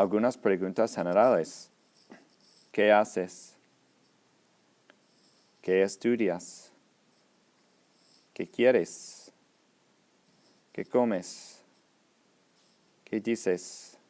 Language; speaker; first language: Spanish; non-native, fluent; English